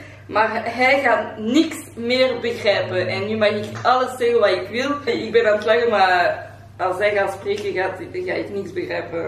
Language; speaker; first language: Dutch; non-native, local second language; French